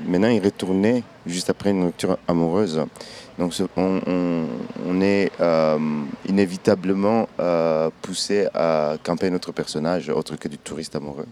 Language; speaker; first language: French; non-native, local second language; Kinyarwanda